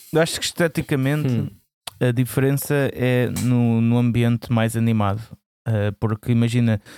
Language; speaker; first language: Portuguese; native; Portuguese